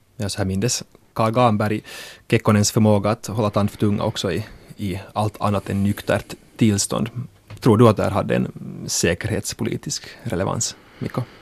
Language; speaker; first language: Swedish; native; Swedish